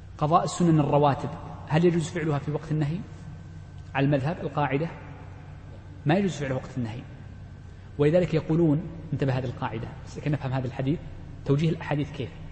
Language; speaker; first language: Arabic; native; Arabic